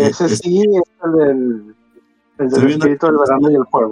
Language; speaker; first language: Spanish; native; Spanish